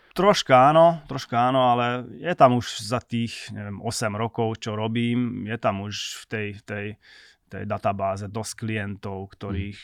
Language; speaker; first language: Slovak; non-native, local second language; Hungarian